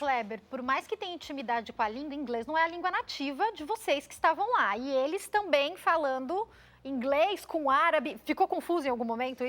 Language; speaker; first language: Portuguese; native; Portuguese